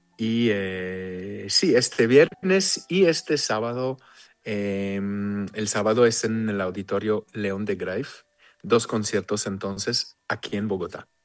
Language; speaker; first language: Spanish; non-native, fluent; Hebrew